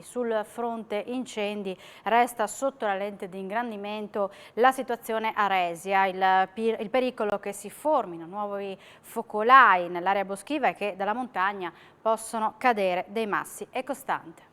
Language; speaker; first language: Italian; native; Italian